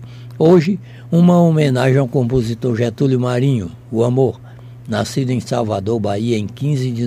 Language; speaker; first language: Portuguese; native; Portuguese